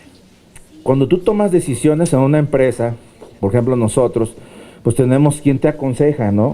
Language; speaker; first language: Spanish; native; Spanish